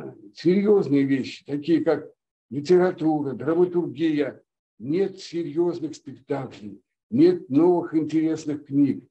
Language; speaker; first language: Russian; native; Russian